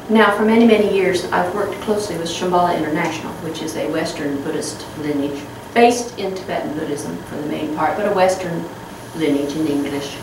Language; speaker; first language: English; native; English